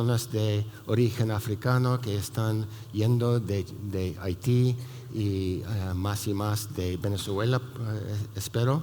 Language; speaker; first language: Spanish; non-native, fluent; English